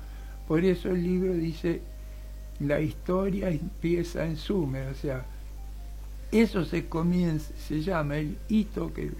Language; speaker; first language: Spanish; native; Spanish